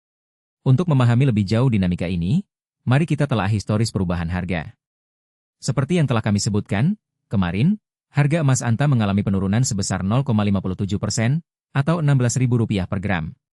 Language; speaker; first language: Indonesian; native; Indonesian